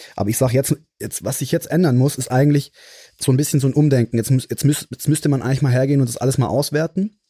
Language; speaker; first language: German; native; German